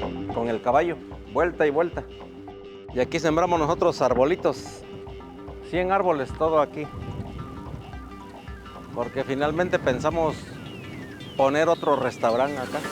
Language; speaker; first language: Spanish; native; Spanish